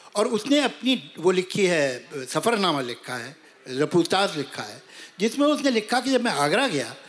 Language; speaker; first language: Hindi; native; Hindi